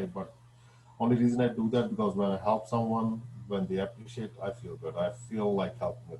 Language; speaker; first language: English; non-native, fluent; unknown